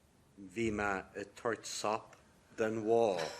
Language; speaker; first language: Irish; non-native, learner; English